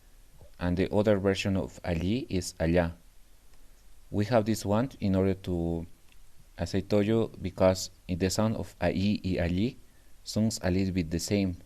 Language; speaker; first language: English; non-native, learner; Spanish